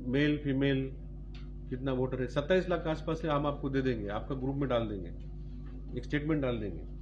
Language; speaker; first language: Hindi; non-native, local second language; Bangla